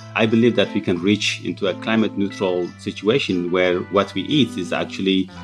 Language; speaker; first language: English; non-native, fluent; Tigrinya